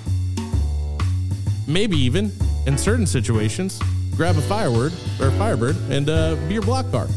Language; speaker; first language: English; native; English